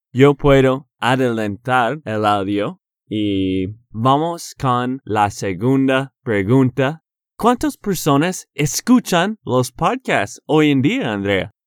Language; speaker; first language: Spanish; non-native, fluent; English